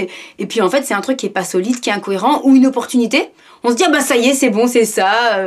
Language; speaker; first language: French; native; French